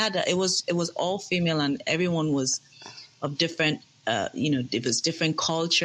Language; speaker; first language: English; non-native, local second language; Yoruba